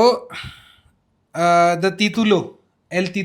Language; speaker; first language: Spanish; non-native, learner; Hindi